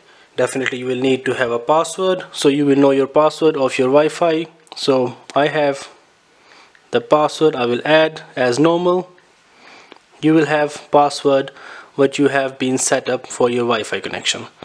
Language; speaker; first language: English; non-native, fluent; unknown